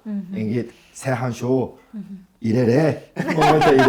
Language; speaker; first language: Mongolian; non-native, fluent; Korean